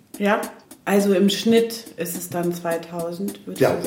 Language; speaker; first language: German; native; German